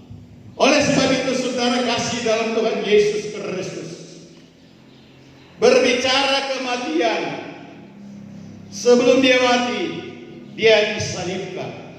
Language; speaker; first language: Malay; native; Malay